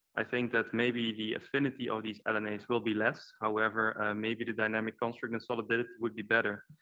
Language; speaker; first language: English; non-native, fluent; Dutch